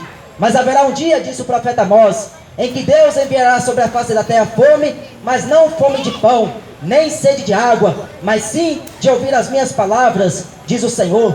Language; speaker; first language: Portuguese; native; Portuguese